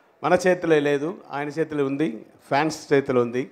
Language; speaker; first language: Telugu; non-native, fluent; Tamil